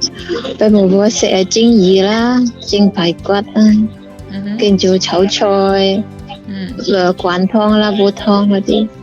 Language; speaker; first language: Cantonese; non-native, fluent; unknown